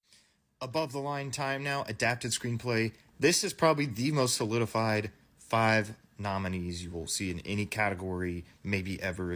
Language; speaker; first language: English; native; English